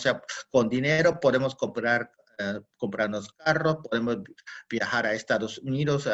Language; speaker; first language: Spanish; non-native, fluent; Japanese